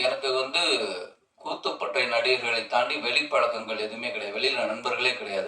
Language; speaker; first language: Tamil; native; Tamil